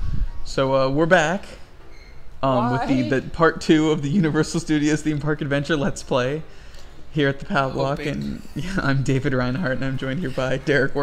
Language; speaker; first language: English; native; English